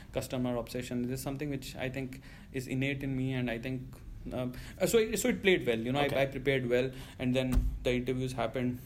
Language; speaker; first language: English; non-native, local second language; Hindi